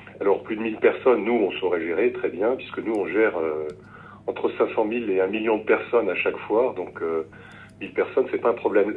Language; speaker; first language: French; native; French